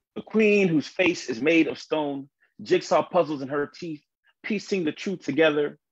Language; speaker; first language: English; native; English